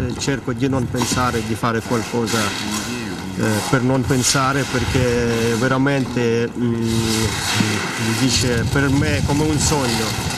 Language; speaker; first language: Italian; non-native, learner; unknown